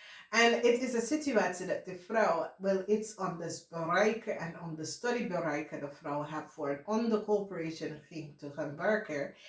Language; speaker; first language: Dutch; non-native, fluent; English